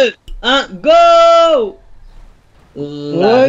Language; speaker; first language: French; native; French